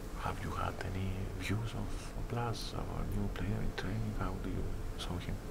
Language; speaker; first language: English; non-native, fluent; Greek